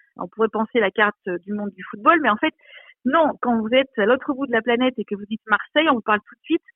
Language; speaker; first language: French; native; French